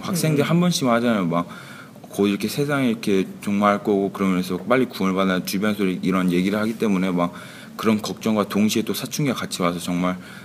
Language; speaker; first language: Korean; early bilingual, heritage; Korean